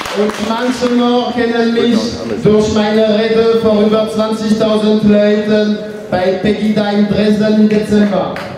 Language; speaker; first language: German; non-native, fluent; French